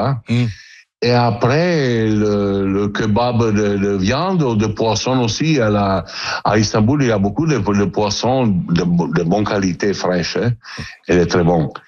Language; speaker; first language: French; non-native, learner; Italian